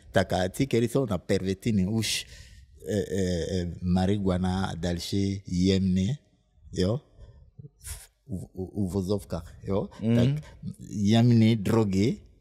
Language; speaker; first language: Czech; non-native, fluent; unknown